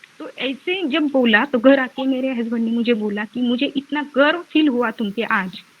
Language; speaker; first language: Hindi; non-native, local second language; Marathi